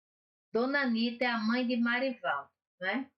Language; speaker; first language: Portuguese; native; Portuguese